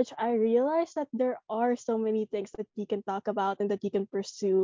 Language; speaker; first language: English; non-native, local second language; Filipino